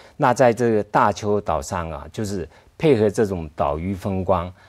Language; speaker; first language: Chinese; native; Chinese